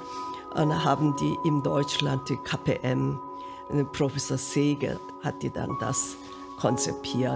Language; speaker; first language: German; non-native, fluent; Korean